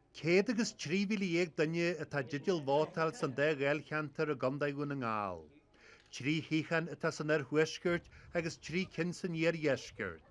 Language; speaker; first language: Irish; native; Irish